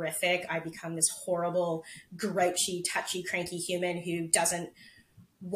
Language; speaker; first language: English; native; English